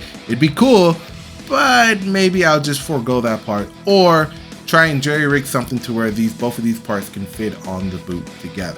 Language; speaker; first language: English; native; English